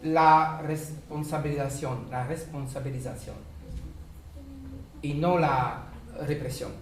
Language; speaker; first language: Spanish; non-native, fluent; French